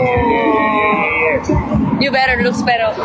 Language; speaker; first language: English; non-native, learner; Thai